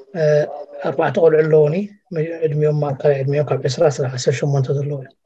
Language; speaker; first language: Tigrinya; native; Tigrinya